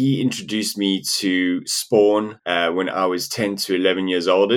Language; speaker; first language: English; non-native, local second language; Afrikaans